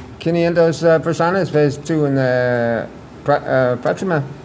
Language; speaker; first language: Spanish; non-native, learner; English